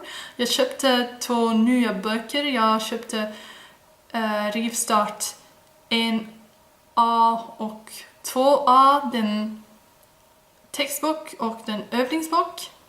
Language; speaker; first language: Swedish; non-native, learner; Dutch